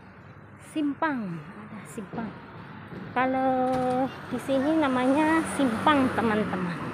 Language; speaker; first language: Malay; non-native, local second language; Javanese